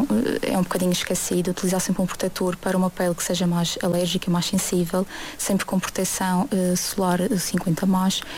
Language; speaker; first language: Portuguese; native; Portuguese